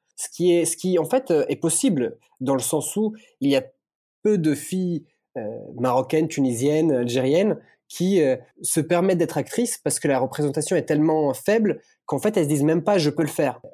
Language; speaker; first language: French; early bilingual, other home language; Italian